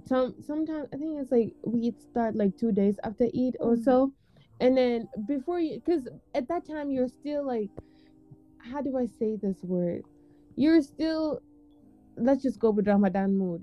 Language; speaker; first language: English; non-native, local second language; Wolof